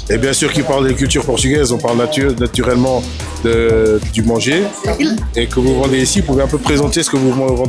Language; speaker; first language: French; non-native, local second language; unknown